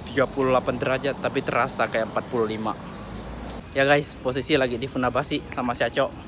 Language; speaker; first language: Indonesian; native; Indonesian